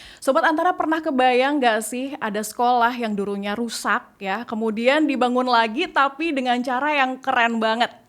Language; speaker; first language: Indonesian; native; Indonesian